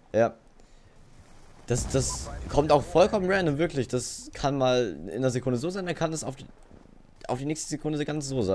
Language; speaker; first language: German; native; German